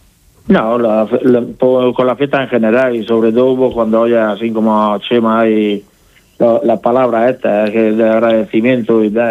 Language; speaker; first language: Spanish; native; Spanish